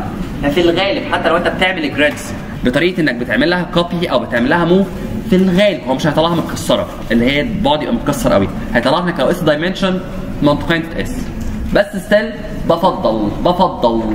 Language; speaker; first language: Arabic; native; Arabic